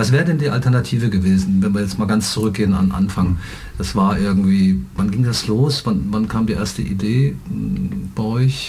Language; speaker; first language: German; native; German